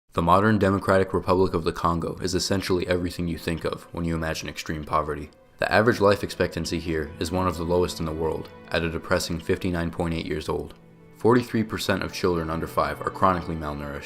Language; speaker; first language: English; native; English